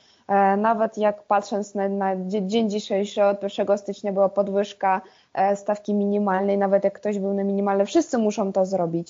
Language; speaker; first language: Polish; non-native, fluent; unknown